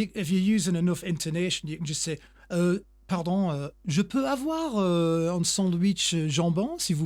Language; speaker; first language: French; non-native, fluent; English